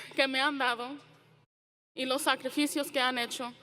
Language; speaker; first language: Spanish; early bilingual, heritage; Spanish